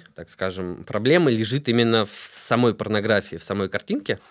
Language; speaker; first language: Russian; native; Russian